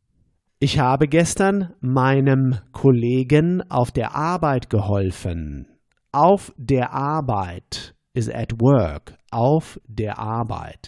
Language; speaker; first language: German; non-native, fluent; English